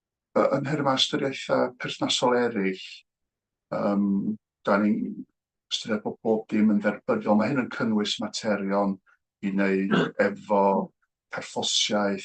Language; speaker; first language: Welsh; native; Welsh